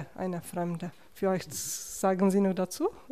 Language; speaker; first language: German; non-native, fluent; Czech